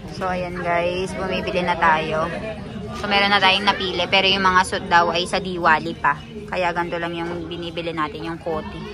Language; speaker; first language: Filipino; native; Filipino